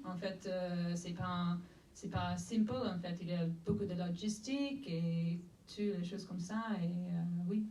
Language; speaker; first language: French; non-native, fluent; English